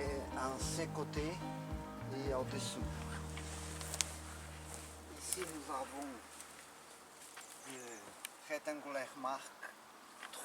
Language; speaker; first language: French; non-native, learner; Portuguese